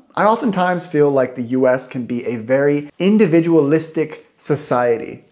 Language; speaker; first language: English; native; English